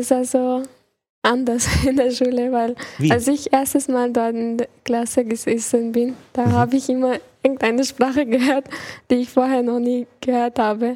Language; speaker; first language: German; early bilingual, other home language; Chechen